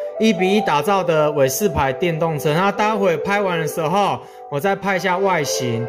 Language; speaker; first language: Chinese; native; Chinese